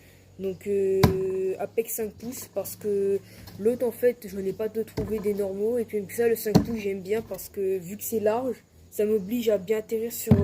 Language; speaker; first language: French; native; French